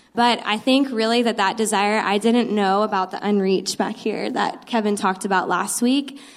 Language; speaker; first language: English; native; English